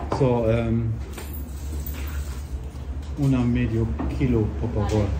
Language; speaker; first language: Spanish; non-native, learner; German